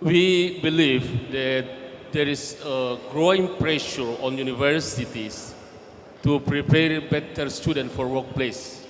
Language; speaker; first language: English; non-native, fluent; Indonesian